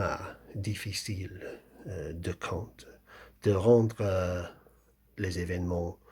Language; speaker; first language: French; non-native, fluent; English